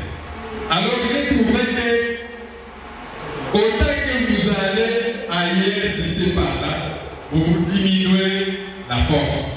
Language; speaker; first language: French; non-native, local second language; Swahili